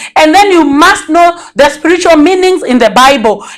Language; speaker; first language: English; non-native, local second language; Swahili